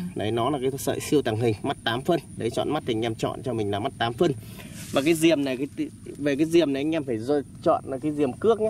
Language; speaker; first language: Vietnamese; native; Vietnamese